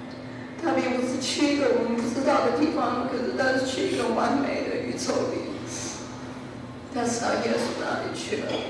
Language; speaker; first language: Chinese; early bilingual, heritage; Chinese